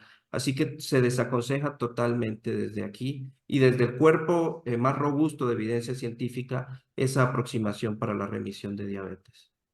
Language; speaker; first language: Spanish; native; Spanish